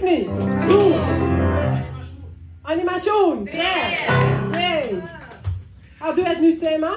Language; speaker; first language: Norwegian; non-native, fluent; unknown